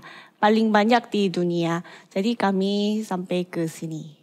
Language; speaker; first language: Indonesian; non-native, fluent; Korean